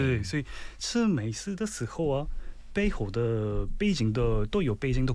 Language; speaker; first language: Chinese; non-native, fluent; Korean